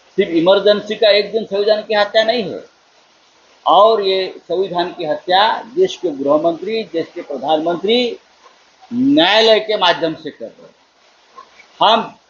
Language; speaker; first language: Hindi; non-native, local second language; Marathi